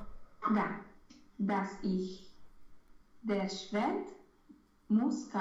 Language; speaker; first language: German; non-native, learner; Romanian